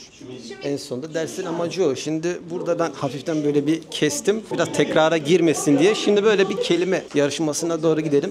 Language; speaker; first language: Turkish; native; Turkish